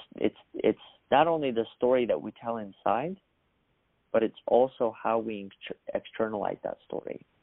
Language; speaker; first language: English; early bilingual, other home language; Russian